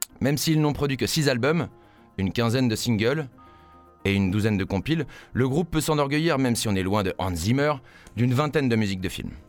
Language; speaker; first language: French; native; French